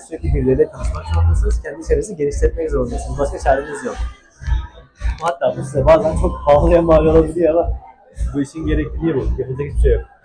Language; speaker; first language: Turkish; native; Turkish